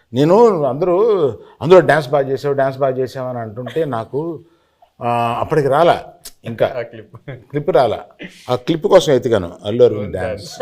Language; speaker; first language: Telugu; native; Telugu